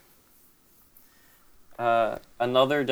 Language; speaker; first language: English; native; English